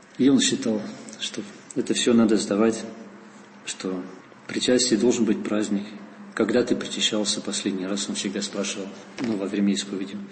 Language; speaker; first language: Russian; non-native, fluent; Dutch